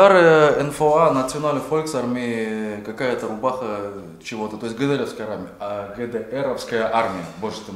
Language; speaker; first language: Russian; native; Russian